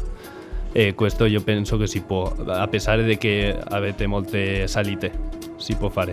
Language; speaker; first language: Italian; non-native, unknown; Spanish